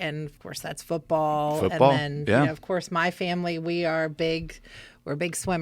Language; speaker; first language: English; native; English